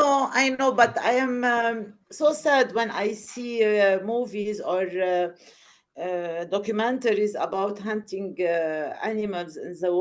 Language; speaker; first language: English; non-native, learner; Arabic